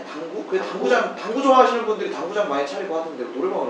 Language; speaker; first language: Korean; native; Korean